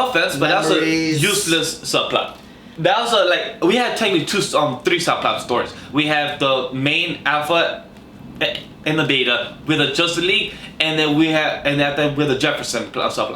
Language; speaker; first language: English; native; English